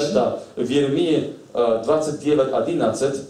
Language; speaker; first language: Russian; native; Russian